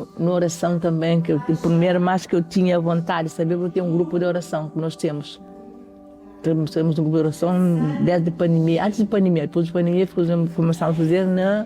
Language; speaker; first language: Portuguese; non-native, local second language; Kabuverdianu